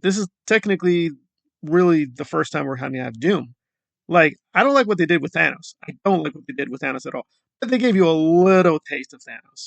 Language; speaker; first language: English; native; English